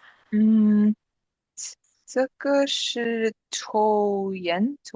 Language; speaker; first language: Chinese; non-native, learner; English